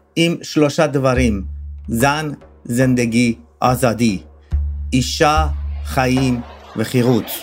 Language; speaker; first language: Hebrew; non-native, fluent; Persian